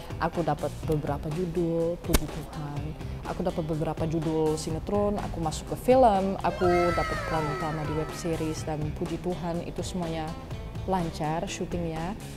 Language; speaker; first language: Indonesian; non-native, fluent; Dutch